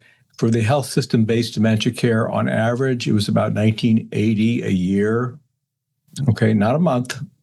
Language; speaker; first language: English; native; English